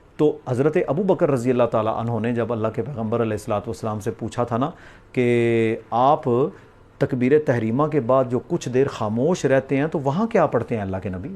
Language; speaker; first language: Urdu; non-native, local second language; Punjabi